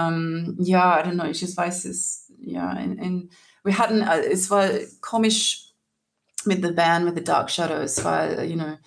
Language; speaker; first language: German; non-native, learner; English